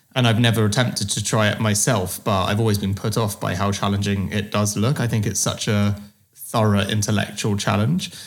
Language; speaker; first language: English; native; English